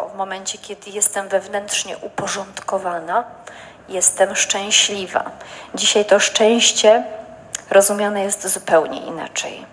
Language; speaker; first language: Polish; native; Polish